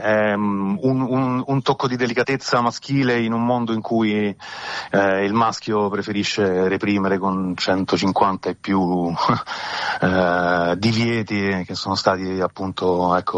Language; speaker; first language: Italian; native; Italian